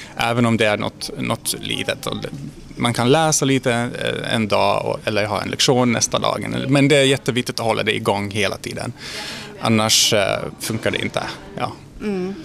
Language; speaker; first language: Swedish; non-native, fluent; Hungarian